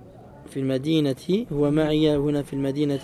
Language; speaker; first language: Arabic; non-native, fluent; French